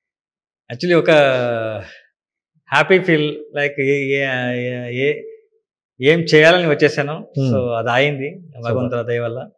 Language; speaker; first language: Telugu; non-native, learner; Kannada